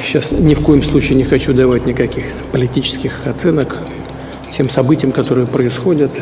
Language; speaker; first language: Russian; native; Russian